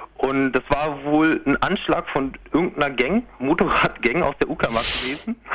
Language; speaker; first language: German; native; German